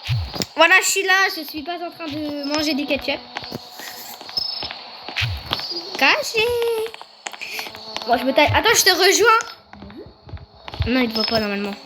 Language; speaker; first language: French; native; French